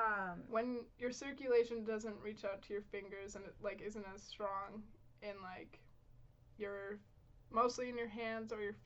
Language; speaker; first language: English; native; English